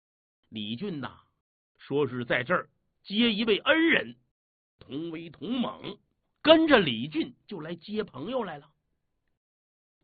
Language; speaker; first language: Chinese; native; Chinese